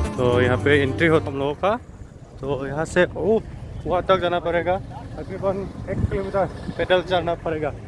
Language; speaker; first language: Hindi; non-native, local second language; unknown